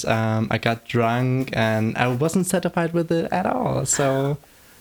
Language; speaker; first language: English; non-native, fluent; German